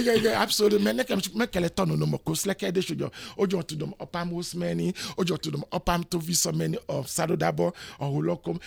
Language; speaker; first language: Hungarian; non-native, fluent; Yoruba